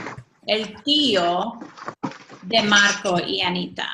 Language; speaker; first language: Spanish; non-native, fluent; English